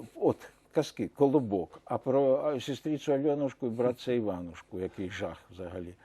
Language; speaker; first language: Ukrainian; native; Ukrainian